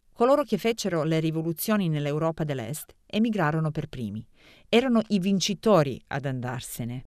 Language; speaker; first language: Italian; non-native, fluent; Serbian